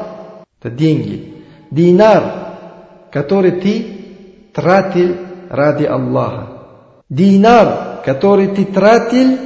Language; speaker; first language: Russian; non-native, learner; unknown